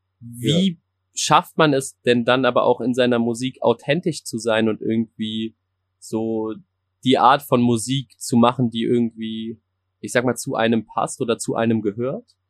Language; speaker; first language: German; native; German